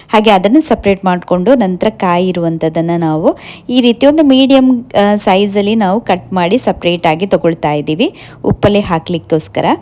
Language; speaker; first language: Kannada; native; Kannada